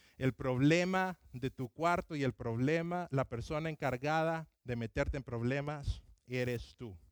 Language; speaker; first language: Spanish; early bilingual, other home language; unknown